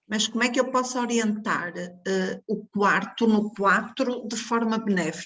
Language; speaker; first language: Portuguese; native; Portuguese